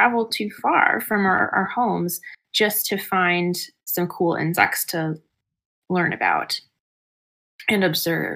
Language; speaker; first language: English; native; English